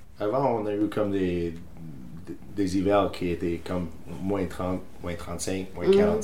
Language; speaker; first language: French; non-native, fluent; English